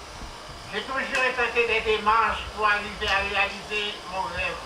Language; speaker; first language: French; non-native, local second language; Haitian Creole